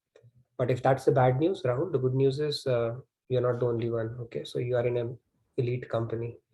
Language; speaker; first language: English; non-native, local second language; Hindi